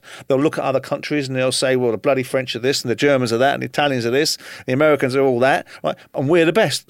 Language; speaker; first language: English; native; English